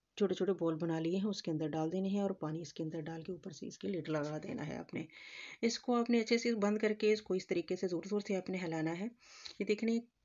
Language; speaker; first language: Hindi; native; Hindi